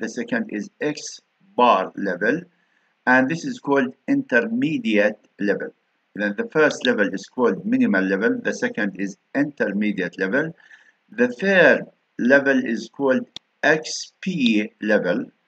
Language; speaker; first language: English; non-native, fluent; Arabic